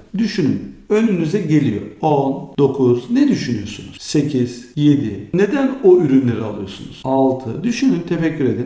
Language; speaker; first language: Turkish; early bilingual, heritage; Turkish